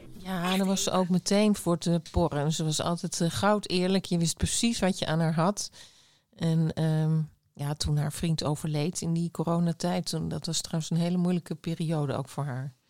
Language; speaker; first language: Dutch; native; Dutch